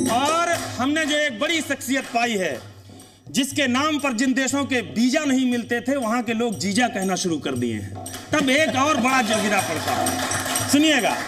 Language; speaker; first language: Hindi; native; Hindi